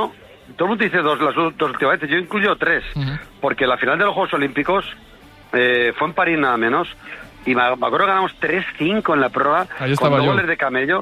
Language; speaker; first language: Spanish; native; Spanish